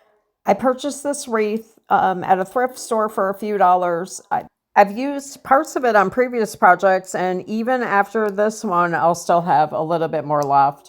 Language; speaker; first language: English; native; English